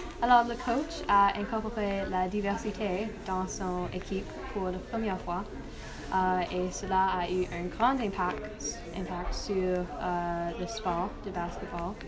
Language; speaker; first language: French; non-native, learner; English